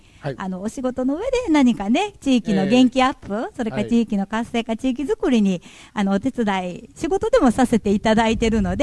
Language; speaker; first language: Japanese; native; Japanese